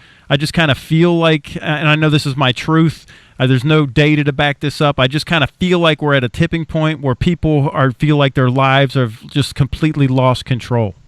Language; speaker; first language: English; native; English